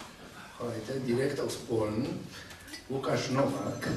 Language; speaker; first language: German; non-native, fluent; Polish